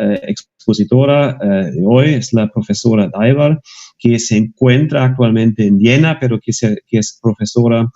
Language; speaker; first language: Spanish; non-native, fluent; German